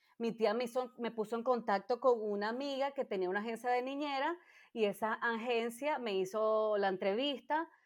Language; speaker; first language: Spanish; native; Spanish